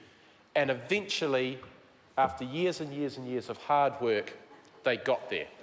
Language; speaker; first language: English; native; English